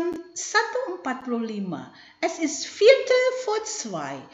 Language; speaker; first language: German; non-native, fluent; Indonesian